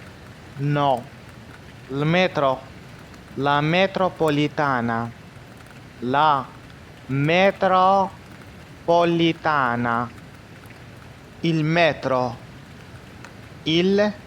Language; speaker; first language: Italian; non-native, fluent; Arabic